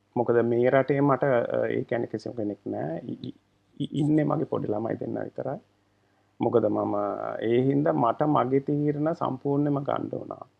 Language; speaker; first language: Sinhala; native; Sinhala